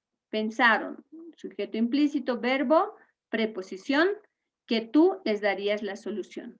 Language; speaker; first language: Spanish; native; Spanish